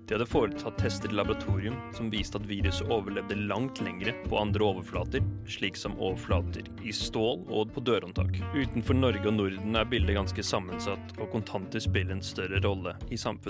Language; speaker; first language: Norwegian; native; Norwegian